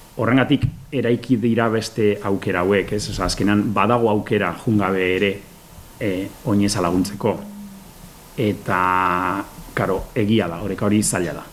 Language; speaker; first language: Basque; non-native, local second language; Spanish